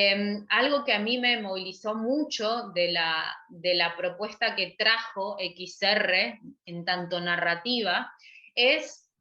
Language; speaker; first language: Spanish; native; Spanish